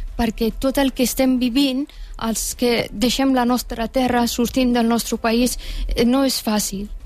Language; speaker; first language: Catalan; non-native, fluent; Persian